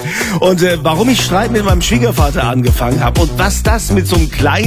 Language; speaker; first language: German; native; German